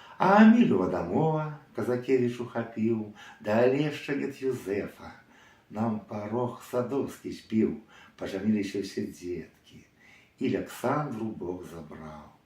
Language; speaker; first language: Belarusian; native; Belarusian